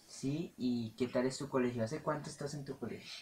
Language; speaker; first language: Spanish; native; Spanish